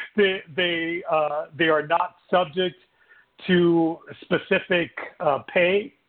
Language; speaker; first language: English; native; English